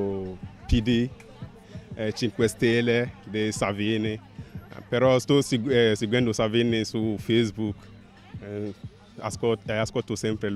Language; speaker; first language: Italian; non-native, learner; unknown